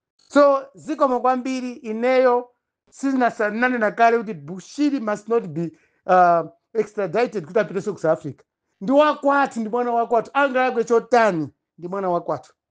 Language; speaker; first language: Nyanja; non-native, local second language; Tumbuka